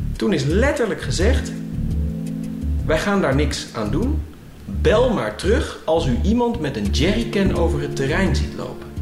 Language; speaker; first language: Dutch; native; Dutch